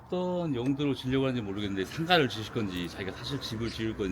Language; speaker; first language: Korean; native; Korean